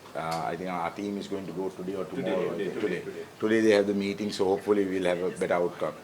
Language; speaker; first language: English; non-native, local second language; Sinhala